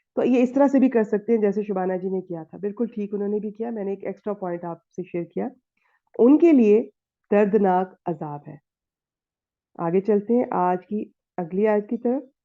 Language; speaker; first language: Urdu; native; Urdu